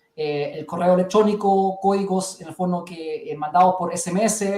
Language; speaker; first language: Spanish; early bilingual, heritage; German